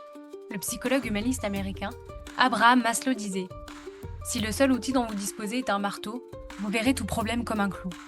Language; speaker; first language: French; native; French